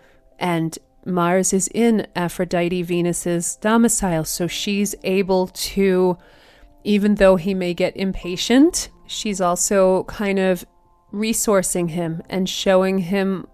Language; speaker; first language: English; native; English